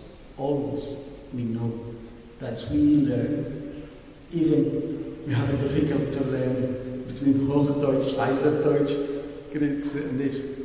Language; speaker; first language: English; non-native, learner; Arabic